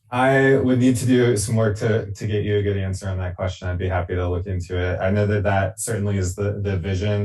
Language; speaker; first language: English; native; English